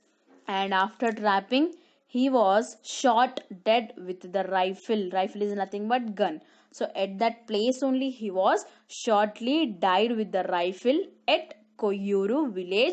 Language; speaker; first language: English; non-native, local second language; Telugu